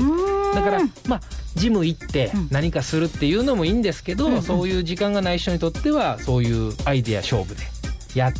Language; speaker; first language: Japanese; native; Japanese